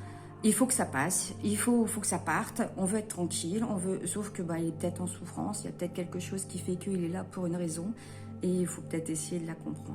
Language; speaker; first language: French; native; French